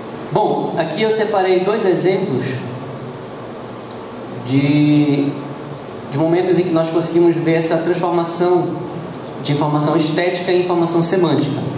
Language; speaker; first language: Portuguese; native; Portuguese